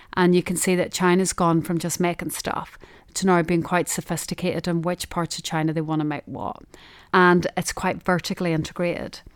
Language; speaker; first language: English; native; English